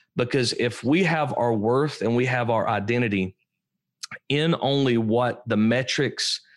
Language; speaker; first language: English; native; English